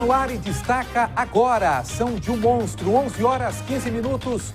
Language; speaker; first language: Portuguese; native; Portuguese